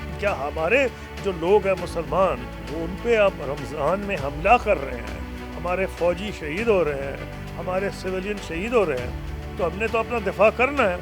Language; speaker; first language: Urdu; native; Urdu